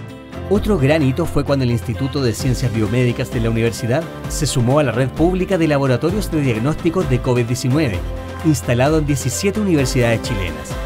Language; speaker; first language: Spanish; native; Spanish